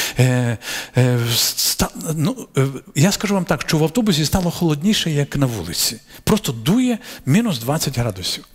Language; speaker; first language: Ukrainian; non-native, local second language; Russian